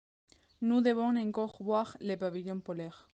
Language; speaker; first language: French; non-native, learner; Spanish